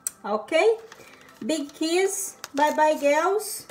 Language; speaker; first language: English; non-native, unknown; Portuguese